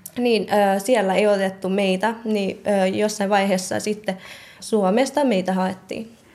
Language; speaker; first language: Finnish; early bilingual, other home language; Karen languages